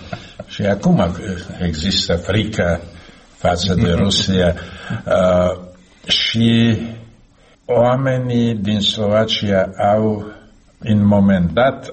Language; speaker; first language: Romanian; non-native, learner; Slovak